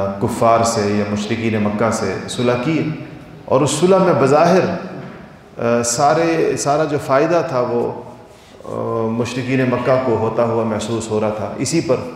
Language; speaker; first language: Urdu; native; Urdu